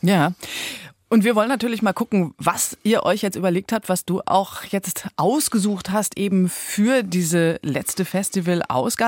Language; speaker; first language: German; native; German